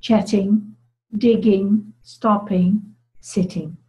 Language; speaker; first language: English; non-native, fluent; Dutch